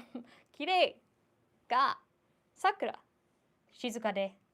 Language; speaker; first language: Japanese; non-native, fluent; English